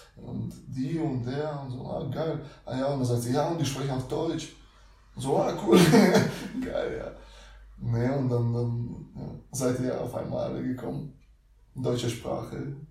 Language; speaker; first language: German; early bilingual, other home language; Russian